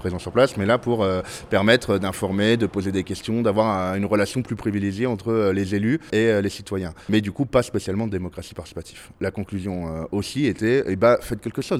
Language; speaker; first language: French; native; French